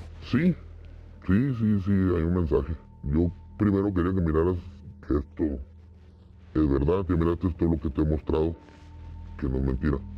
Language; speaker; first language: Spanish; native; Spanish